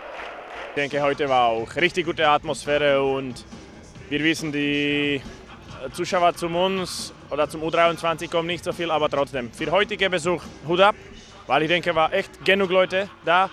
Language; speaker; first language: German; non-native, fluent; Slovak